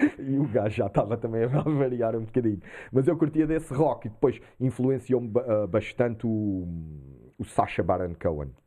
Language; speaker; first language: Portuguese; early bilingual, heritage; Portuguese